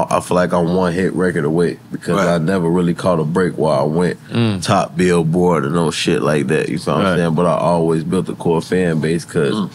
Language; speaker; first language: English; native; English